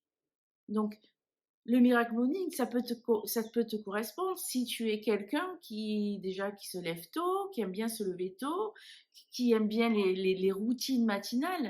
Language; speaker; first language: French; native; French